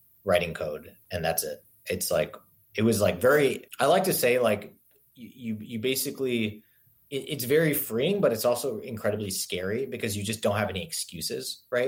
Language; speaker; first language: English; native; English